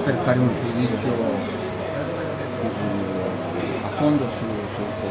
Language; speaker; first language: Italian; non-native, fluent; Spanish